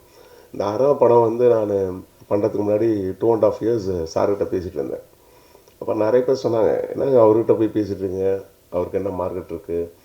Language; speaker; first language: Tamil; native; Tamil